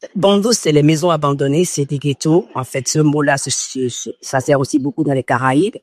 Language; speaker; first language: French; non-native, local second language; Fon